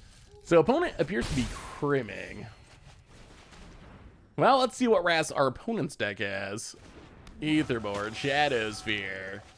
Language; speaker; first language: English; native; English